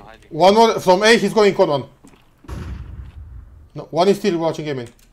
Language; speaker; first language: English; non-native, learner; Romanian